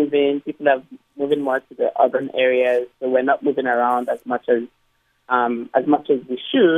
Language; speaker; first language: English; non-native, local second language; Igbo